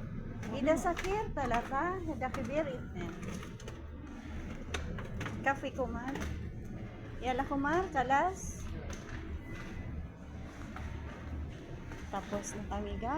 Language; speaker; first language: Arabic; non-native, learner; Filipino